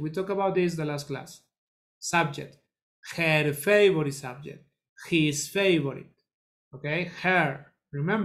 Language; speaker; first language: English; non-native, learner; Spanish